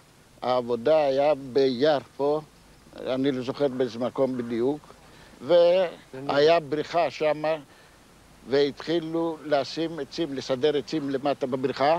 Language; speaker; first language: Hebrew; non-native, fluent; Ladino